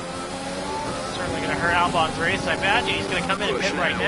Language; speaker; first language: English; native; English